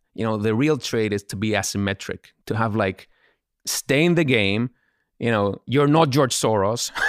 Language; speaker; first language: English; non-native, fluent; Greek